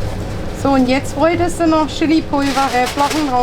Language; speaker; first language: German; native; German